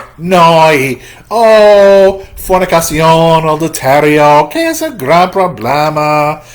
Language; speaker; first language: Spanish; non-native, fluent; English